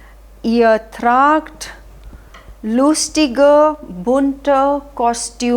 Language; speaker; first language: German; non-native, fluent; Hindi